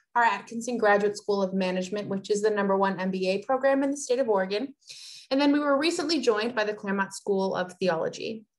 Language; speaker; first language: English; native; English